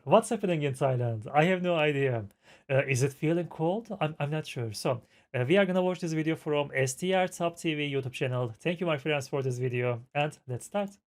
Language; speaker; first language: English; non-native, fluent; Turkish